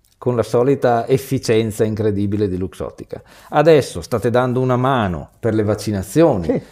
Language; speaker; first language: Italian; native; Italian